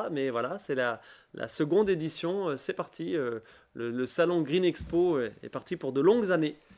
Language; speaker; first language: French; native; French